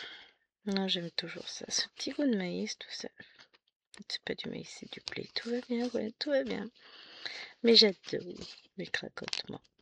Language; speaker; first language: French; native; French